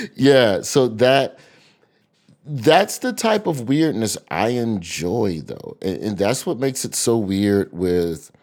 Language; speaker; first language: English; native; English